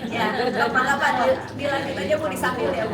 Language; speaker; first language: Indonesian; native; Indonesian